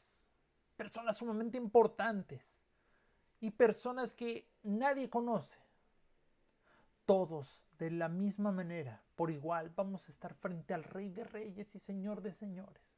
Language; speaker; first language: Spanish; native; Spanish